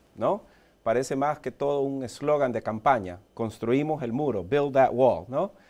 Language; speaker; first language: Spanish; early bilingual, heritage; Spanish